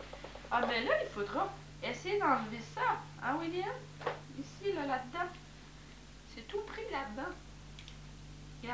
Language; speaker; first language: French; native; French